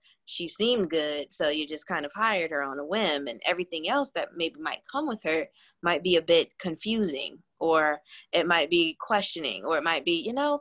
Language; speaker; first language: English; native; English